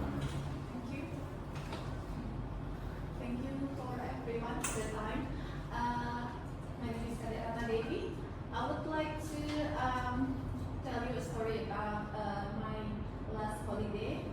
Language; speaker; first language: English; non-native, fluent; Balinese